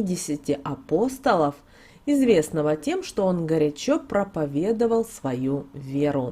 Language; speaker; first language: Russian; native; Russian